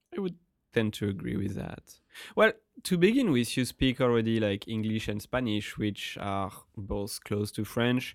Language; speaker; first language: English; non-native, fluent; French